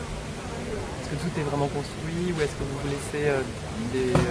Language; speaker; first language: French; native; French